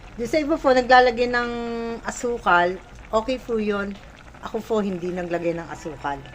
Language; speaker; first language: Filipino; non-native, local second language; Pampanga